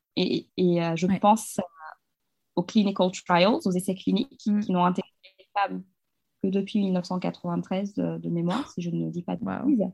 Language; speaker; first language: French; non-native, local second language; Fula